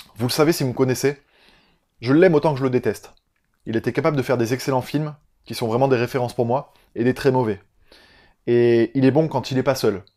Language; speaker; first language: French; native; French